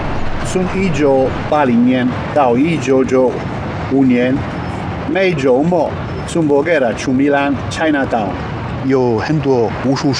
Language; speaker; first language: Chinese; non-native, learner; Italian